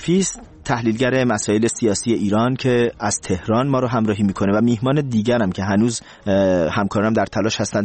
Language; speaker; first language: Persian; native; Persian